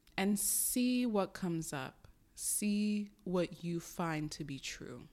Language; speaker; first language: English; early bilingual, other home language; Yoruba